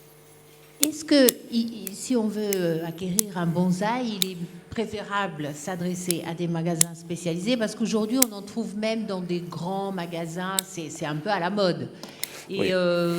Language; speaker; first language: French; native; French